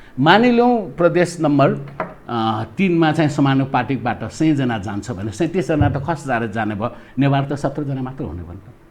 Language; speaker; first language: Nepali; non-native, local second language; Newari